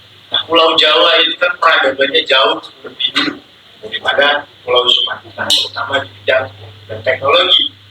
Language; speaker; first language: Indonesian; native; Indonesian